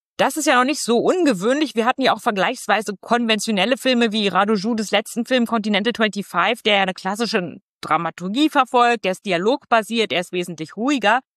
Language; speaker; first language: German; native; German